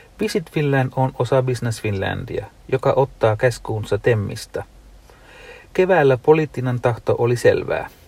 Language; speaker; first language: Finnish; non-native, fluent; Tamil